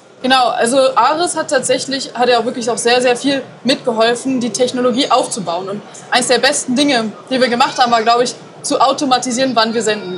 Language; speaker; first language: German; native; German